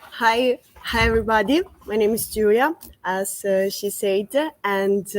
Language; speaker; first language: English; non-native, fluent; Italian